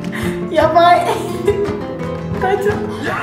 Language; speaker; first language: Japanese; non-native, fluent; Hungarian